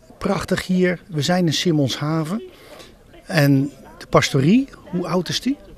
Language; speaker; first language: Dutch; native; Dutch